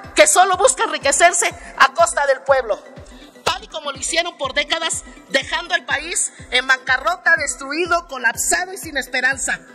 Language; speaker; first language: Spanish; native; Spanish